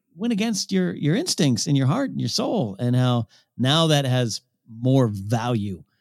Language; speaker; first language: English; early bilingual, other home language; Ukrainian